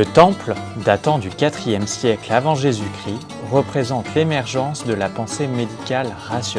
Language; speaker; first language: French; native; French